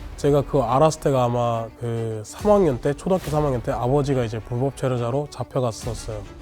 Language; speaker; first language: Korean; early bilingual, other home language; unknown